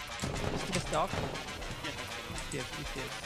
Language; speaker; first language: English; non-native, learner; Japanese